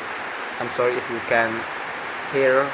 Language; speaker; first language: English; non-native, learner; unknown